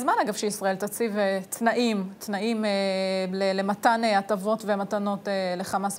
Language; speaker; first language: Hebrew; native; Hebrew